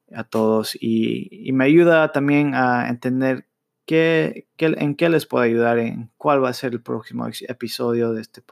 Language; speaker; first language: Spanish; early bilingual, heritage; Spanish